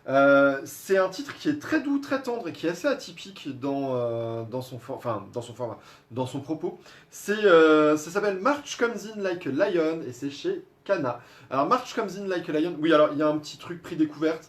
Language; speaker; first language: French; native; French